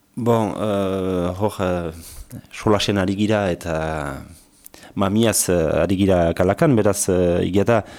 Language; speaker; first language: Basque; native; Basque